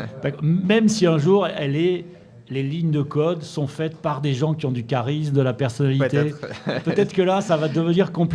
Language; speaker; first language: French; native; French